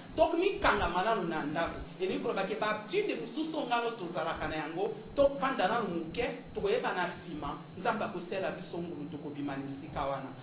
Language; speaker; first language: Lingala; native; Lingala